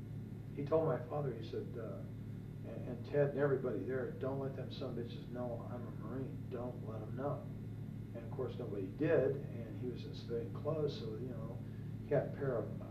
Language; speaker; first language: English; native; English